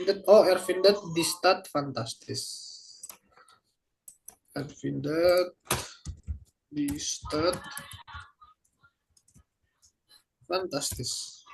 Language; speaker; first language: German; non-native, fluent; Indonesian